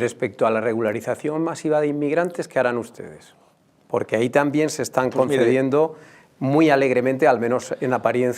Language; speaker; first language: Spanish; native; Spanish